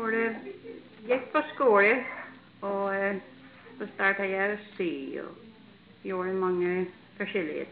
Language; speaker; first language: Norwegian; early bilingual, heritage; Norwegian